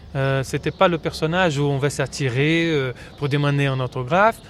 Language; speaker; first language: French; non-native, fluent; Portuguese